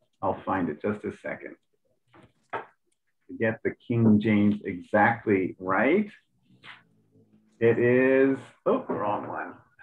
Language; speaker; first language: English; native; English